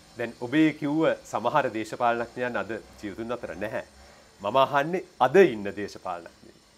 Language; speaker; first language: Sinhala; native; Sinhala